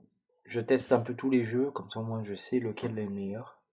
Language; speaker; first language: French; native; French